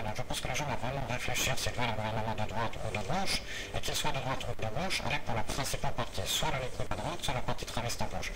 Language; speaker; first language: French; native; French